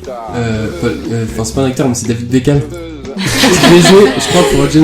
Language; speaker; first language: French; native; French